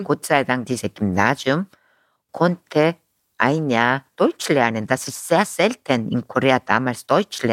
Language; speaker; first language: German; non-native, fluent; Korean